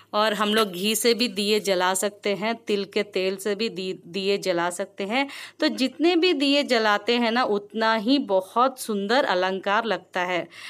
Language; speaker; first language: Hindi; non-native, local second language; Telugu